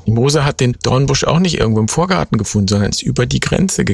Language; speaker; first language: German; native; German